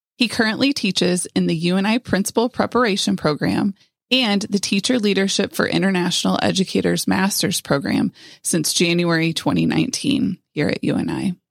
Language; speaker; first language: English; native; English